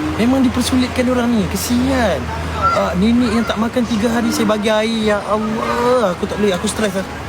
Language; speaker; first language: Malay; native; Malay